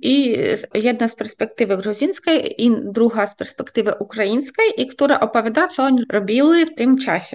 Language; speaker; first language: Polish; non-native, fluent; Ukrainian